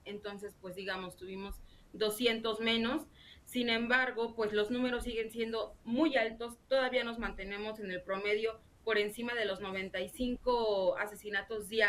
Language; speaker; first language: Spanish; native; Spanish